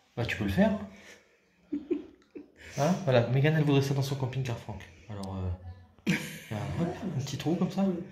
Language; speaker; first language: French; native; French